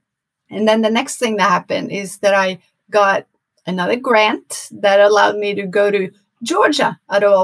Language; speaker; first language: English; non-native, fluent; Norwegian